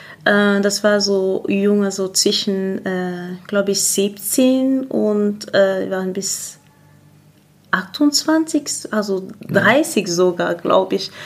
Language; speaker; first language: German; non-native, fluent; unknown